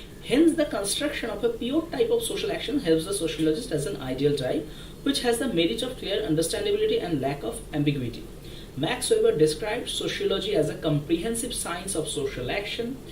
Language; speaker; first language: English; non-native, local second language; Bangla